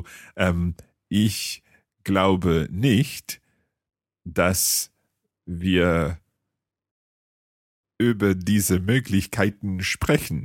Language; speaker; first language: German; non-native, fluent; English